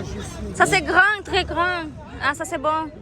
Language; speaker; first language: French; non-native, learner; Kazakh